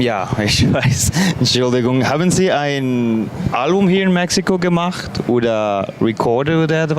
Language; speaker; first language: German; non-native, learner; Spanish